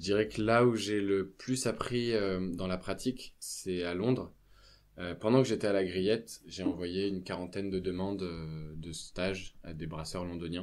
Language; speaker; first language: French; native; French